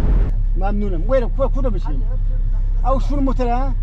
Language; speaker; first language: Persian; non-native, local second language; Kurdish